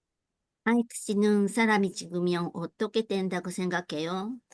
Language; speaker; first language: Korean; non-native, learner; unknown